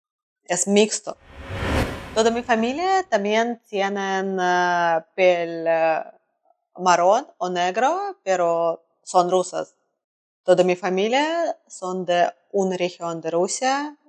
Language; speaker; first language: Spanish; non-native, learner; Russian